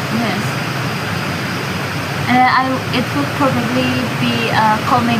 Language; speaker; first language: English; non-native, learner; Indonesian